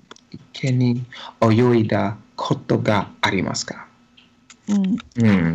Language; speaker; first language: Japanese; non-native, learner; English